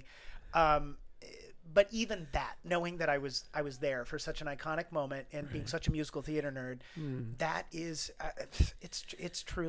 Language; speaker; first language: English; native; English